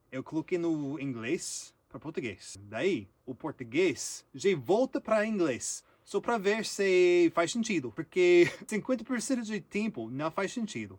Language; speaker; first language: Portuguese; non-native, learner; English